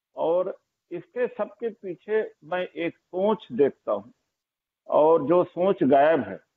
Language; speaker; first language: Hindi; native; Hindi